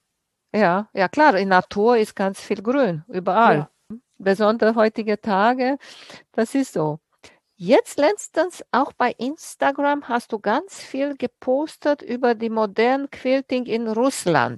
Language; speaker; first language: German; native; German